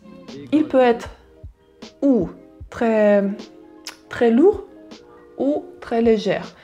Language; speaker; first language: French; non-native, learner; Russian